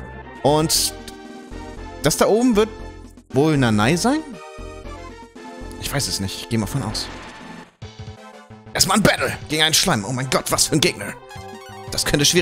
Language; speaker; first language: German; native; German